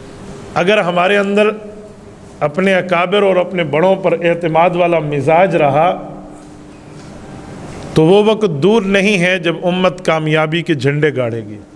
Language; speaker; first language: Urdu; native; Urdu